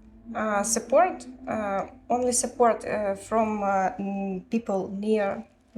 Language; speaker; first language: English; non-native, learner; Ukrainian